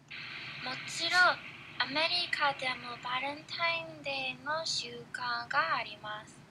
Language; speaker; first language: Japanese; non-native, learner; English